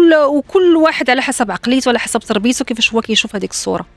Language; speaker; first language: Arabic; native; Arabic